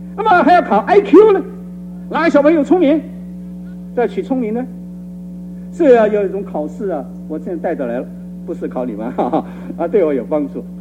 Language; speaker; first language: Chinese; non-native, local second language; Cantonese